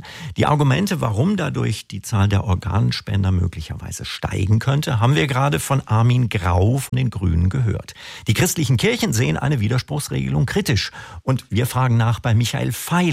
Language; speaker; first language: German; native; German